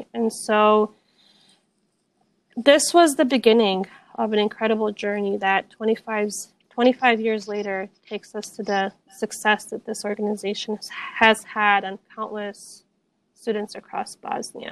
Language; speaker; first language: English; native; English